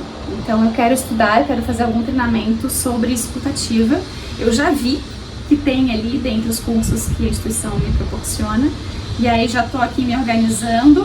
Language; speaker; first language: Portuguese; native; Portuguese